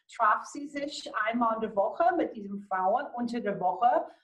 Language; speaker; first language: German; non-native, fluent; English